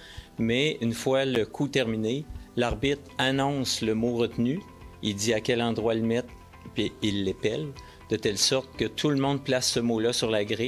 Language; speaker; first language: French; native; French